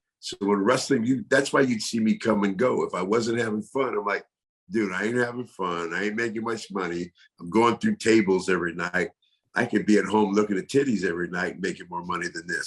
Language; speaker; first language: English; native; English